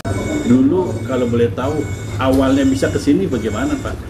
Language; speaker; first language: Indonesian; native; Indonesian